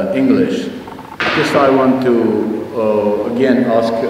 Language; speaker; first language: English; non-native, fluent; Armenian